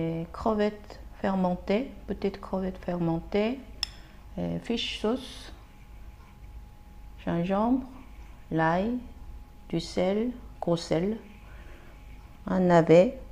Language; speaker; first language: French; non-native, fluent; Korean